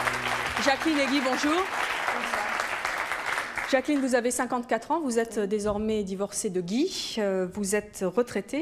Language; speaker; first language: French; native; French